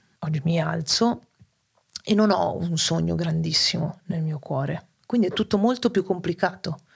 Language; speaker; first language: Italian; native; Italian